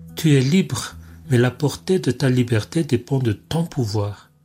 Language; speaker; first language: French; non-native, local second language; Malagasy